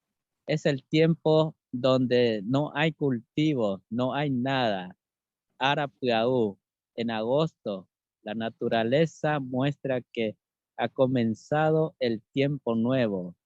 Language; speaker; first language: Spanish; non-native, local second language; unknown